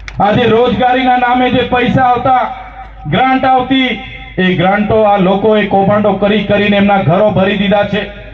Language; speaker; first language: Gujarati; non-native, local second language; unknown